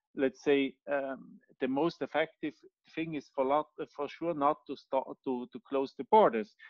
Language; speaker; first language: English; non-native, fluent; Italian